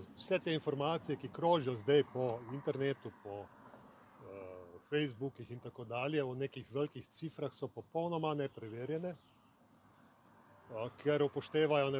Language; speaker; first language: Slovenian; native; Slovenian